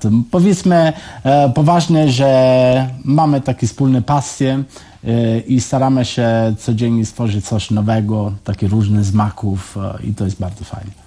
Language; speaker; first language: Polish; non-native, learner; Italian